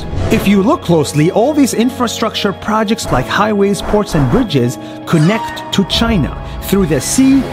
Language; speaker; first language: English; non-native, fluent; Arabic